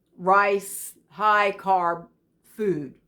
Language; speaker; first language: English; native; English